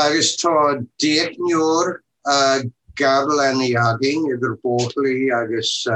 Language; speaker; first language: Irish; non-native, learner; English